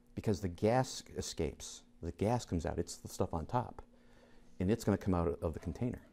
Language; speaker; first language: English; native; English